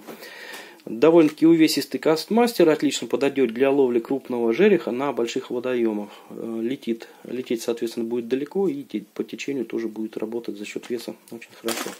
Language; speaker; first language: Russian; native; Russian